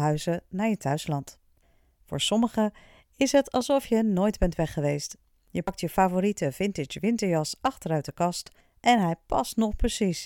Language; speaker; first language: Dutch; native; Dutch